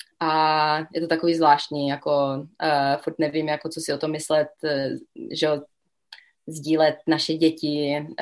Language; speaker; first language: Czech; early bilingual, other home language; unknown